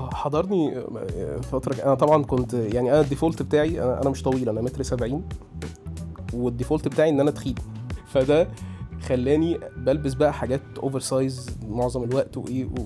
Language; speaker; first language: Egyptian Arabic; early bilingual, heritage; Arabic